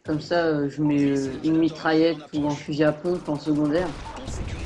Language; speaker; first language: French; native; French